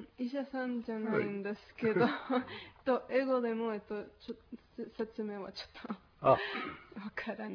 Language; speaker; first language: Japanese; non-native, learner; Spanish